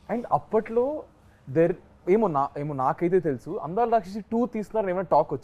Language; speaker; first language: Telugu; native; Telugu